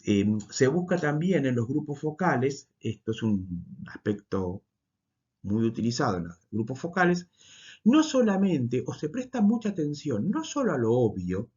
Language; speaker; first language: Spanish; native; Spanish